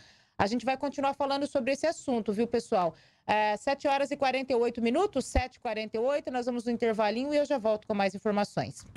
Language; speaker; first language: Portuguese; native; Portuguese